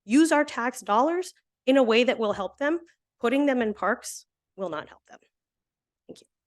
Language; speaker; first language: English; native; English